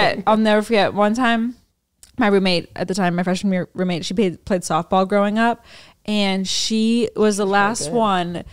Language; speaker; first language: English; native; English